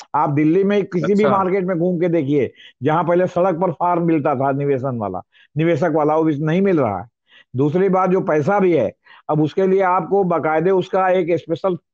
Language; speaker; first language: Hindi; native; Hindi